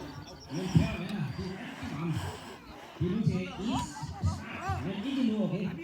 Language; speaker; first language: Danish; non-native, fluent; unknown